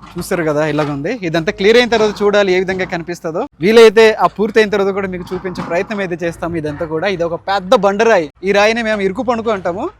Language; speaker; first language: Telugu; non-native, local second language; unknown